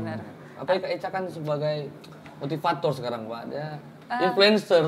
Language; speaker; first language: Indonesian; native; Indonesian